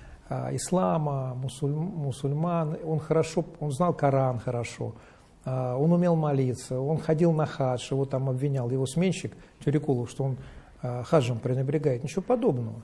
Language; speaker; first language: Russian; native; Russian